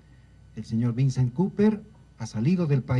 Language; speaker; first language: Spanish; native; Spanish